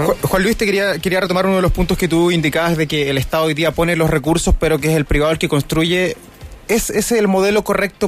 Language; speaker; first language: Spanish; native; Spanish